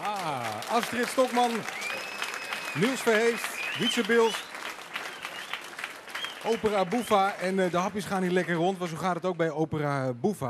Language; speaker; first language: Dutch; native; Dutch